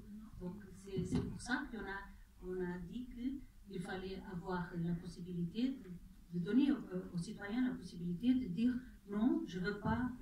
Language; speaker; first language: French; non-native, fluent; Portuguese